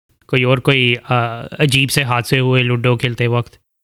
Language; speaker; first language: Hindi; native; Hindi